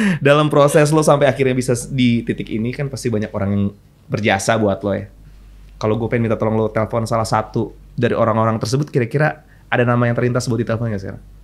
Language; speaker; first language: Indonesian; native; Indonesian